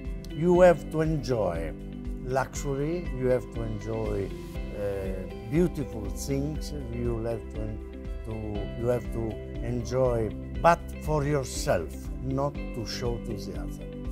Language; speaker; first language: English; non-native, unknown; Italian